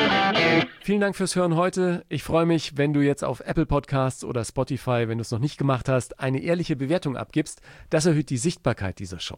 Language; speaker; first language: German; native; German